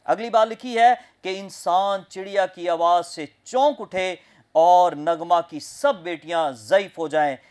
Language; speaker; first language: Urdu; non-native, local second language; Punjabi